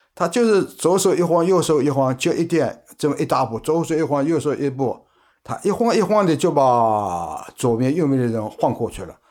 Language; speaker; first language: Chinese; native; Chinese